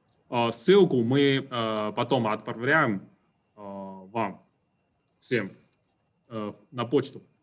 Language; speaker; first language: Russian; non-native, fluent; Chinese